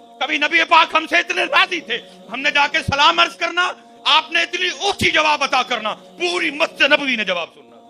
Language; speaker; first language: Urdu; non-native, local second language; Punjabi